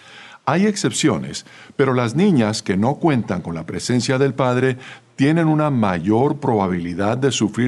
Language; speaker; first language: Spanish; native; Spanish